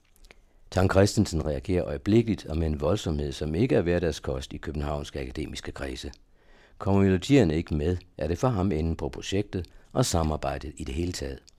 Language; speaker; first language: Danish; native; Danish